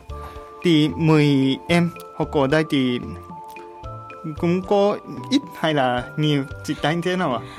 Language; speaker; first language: Vietnamese; non-native, learner; Japanese